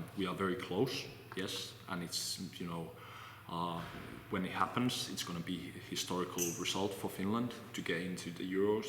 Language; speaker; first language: English; non-native, fluent; Finnish